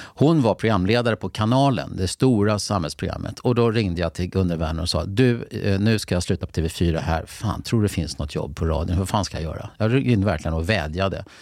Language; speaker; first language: Swedish; native; Swedish